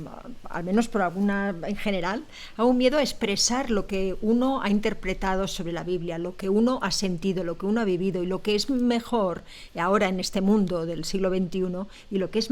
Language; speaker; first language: Spanish; native; Spanish